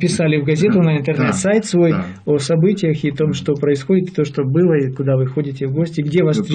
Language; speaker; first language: Russian; native; Russian